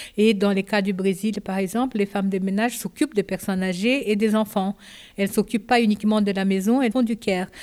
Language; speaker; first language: French; non-native, fluent; Japanese